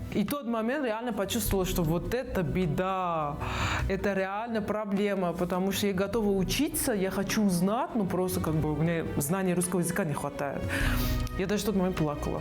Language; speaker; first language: Russian; non-native, fluent; Persian